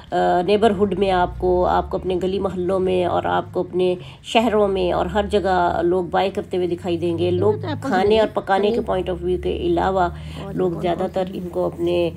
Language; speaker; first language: Urdu; native; Urdu